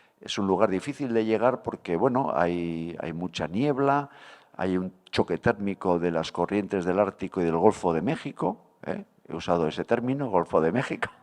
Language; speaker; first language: Spanish; native; Spanish